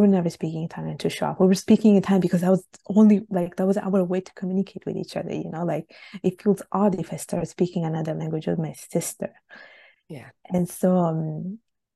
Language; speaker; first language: English; non-native, fluent; Italian